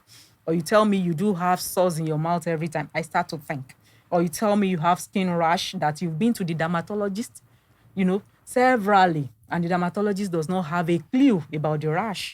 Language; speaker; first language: English; non-native, local second language; Yoruba